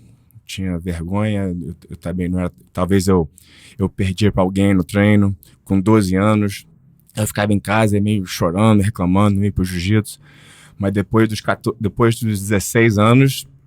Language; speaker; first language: Portuguese; early bilingual, heritage; Portuguese